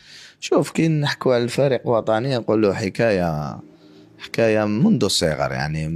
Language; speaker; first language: Arabic; native; Arabic